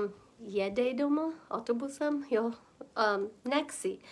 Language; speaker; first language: Czech; non-native, learner; English